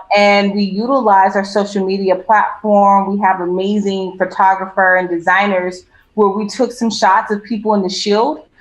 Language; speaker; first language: English; native; English